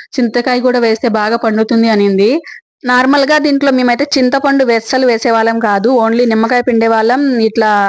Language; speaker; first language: Telugu; native; Telugu